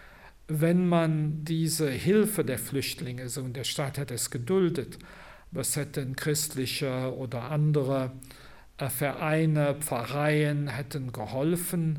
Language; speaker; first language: German; non-native, local second language; Luxembourgish